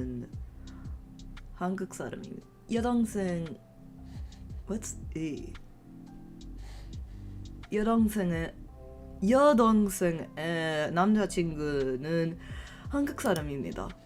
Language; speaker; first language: Korean; non-native, learner; English